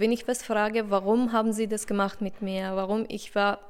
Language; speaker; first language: German; non-native, learner; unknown